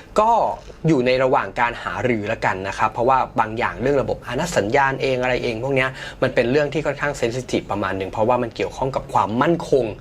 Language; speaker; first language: Thai; native; Thai